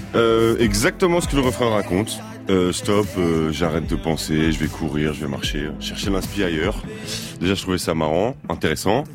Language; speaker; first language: French; native; French